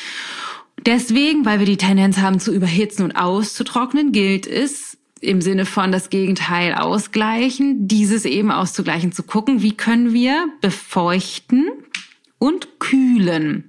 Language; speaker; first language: German; native; German